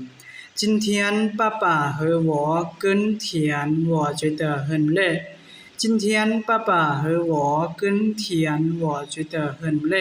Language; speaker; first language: Chinese; non-native, learner; Hmong